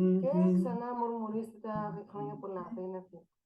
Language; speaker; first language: Greek; native; Greek